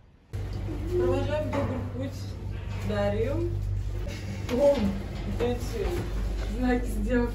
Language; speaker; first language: Russian; native; Russian